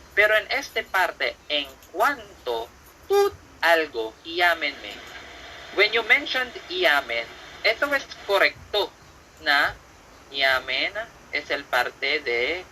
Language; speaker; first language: Spanish; non-native, fluent; Filipino